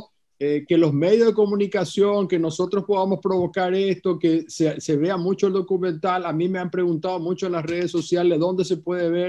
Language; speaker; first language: Spanish; native; Spanish